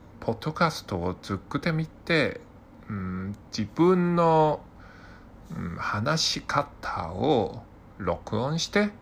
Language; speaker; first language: Japanese; non-native, learner; Cantonese